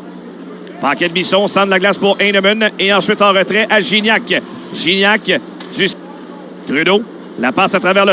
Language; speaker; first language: French; native; French